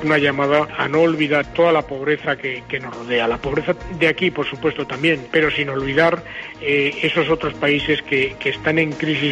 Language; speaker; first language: Spanish; native; Spanish